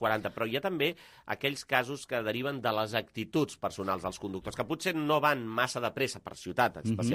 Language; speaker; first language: Catalan; native; Catalan